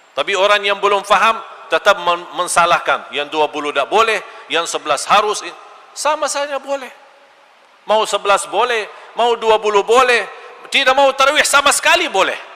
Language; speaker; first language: Malay; non-native, fluent; Arabic